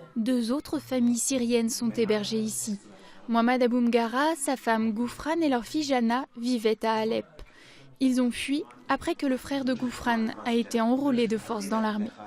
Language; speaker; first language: French; native; French